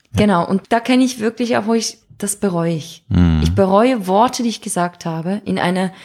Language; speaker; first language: German; native; German